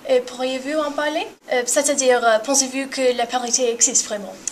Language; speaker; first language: French; non-native, learner; English